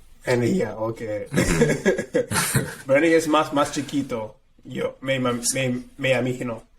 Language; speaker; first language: Spanish; non-native, fluent; English